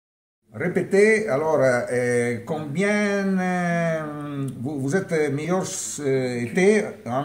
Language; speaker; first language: French; non-native, learner; Italian